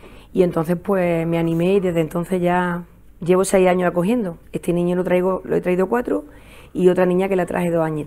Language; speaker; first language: Spanish; native; Spanish